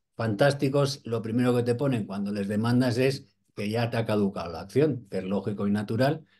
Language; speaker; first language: Spanish; native; Spanish